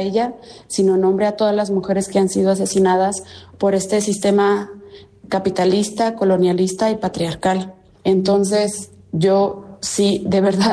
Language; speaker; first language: Spanish; native; Spanish